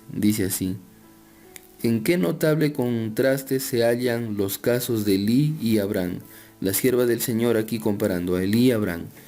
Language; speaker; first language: Spanish; native; Spanish